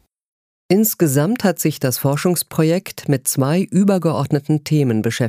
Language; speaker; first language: German; native; German